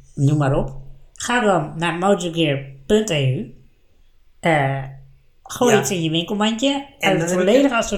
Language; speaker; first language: Dutch; native; Dutch